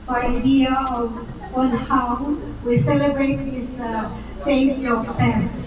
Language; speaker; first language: English; non-native, local second language; Filipino